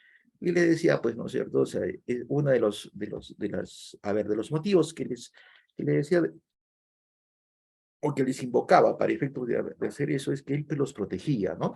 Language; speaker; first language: Spanish; native; Spanish